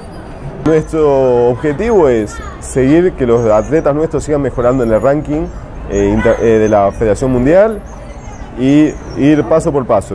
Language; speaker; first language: Spanish; native; Spanish